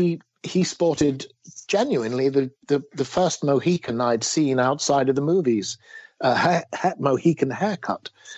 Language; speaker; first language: English; native; English